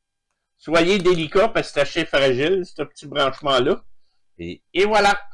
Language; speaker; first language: French; native; French